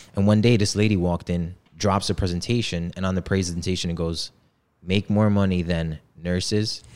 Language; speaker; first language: English; early bilingual, other home language; Polish